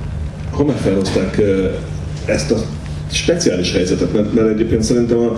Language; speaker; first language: Hungarian; native; Hungarian